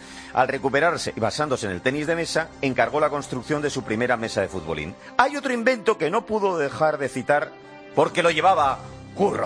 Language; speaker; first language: Spanish; native; Spanish